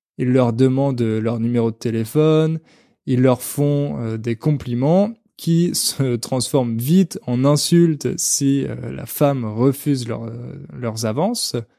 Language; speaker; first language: French; native; French